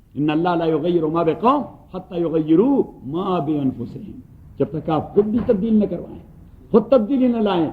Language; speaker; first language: Urdu; non-native, local second language; Pashto